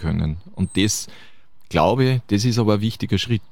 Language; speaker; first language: German; native; German